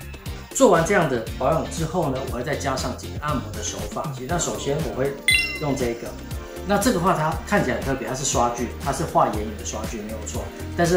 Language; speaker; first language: Chinese; native; Chinese